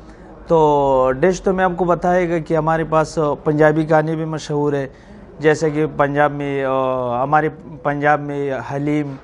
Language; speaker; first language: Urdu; non-native, local second language; Pashto